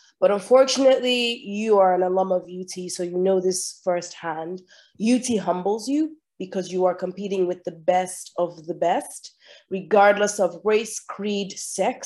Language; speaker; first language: English; non-native, local second language; Yoruba